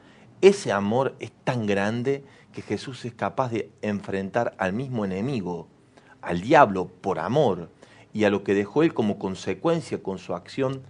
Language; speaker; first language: Spanish; native; Spanish